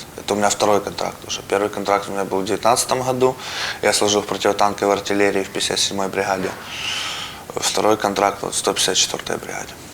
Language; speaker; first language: Russian; native; Russian